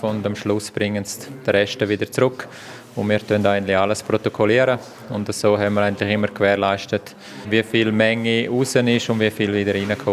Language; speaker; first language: German; native; German